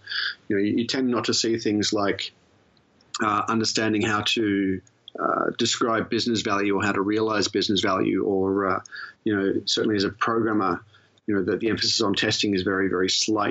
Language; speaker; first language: English; native; English